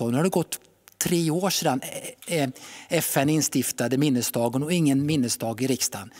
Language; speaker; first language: Swedish; native; Swedish